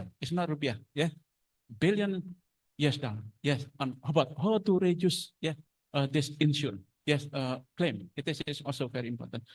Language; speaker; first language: English; non-native, fluent; Indonesian